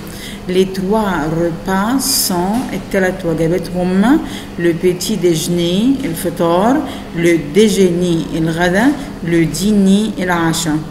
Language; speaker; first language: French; non-native, fluent; Arabic